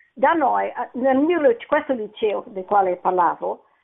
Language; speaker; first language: Italian; non-native, fluent; English